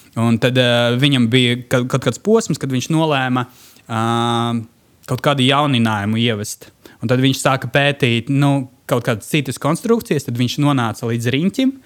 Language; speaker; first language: Latvian; non-native, local second language; Russian